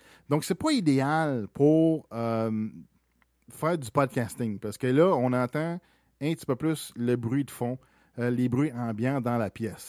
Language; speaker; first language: French; native; French